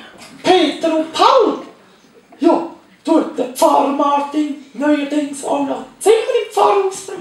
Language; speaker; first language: German; native; German